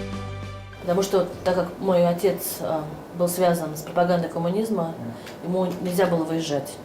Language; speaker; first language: Russian; native; Russian